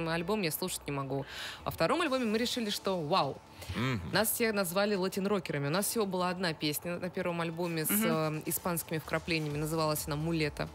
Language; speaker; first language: Russian; native; Russian